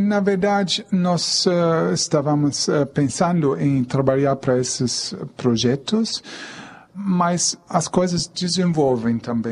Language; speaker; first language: Portuguese; non-native, fluent; German